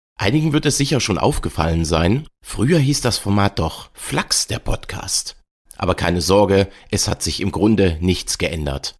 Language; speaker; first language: German; native; German